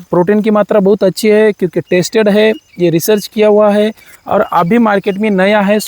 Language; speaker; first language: Hindi; non-native, local second language; Marathi